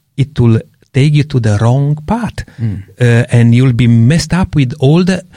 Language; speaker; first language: English; non-native, fluent; Romanian